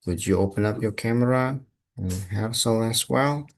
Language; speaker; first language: English; non-native, fluent; Indonesian